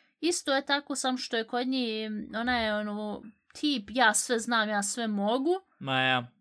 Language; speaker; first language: Bosnian; early bilingual, heritage; Bosnian